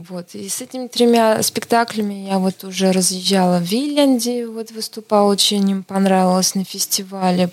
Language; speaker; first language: Russian; non-native, local second language; Estonian